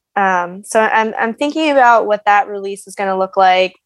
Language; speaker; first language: English; native; English